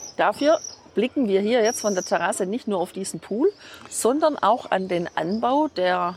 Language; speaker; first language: German; native; German